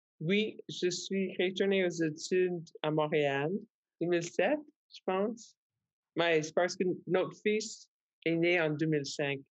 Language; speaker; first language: French; non-native, fluent; English